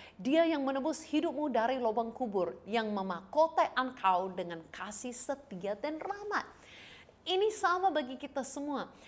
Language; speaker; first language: Indonesian; non-native, fluent; English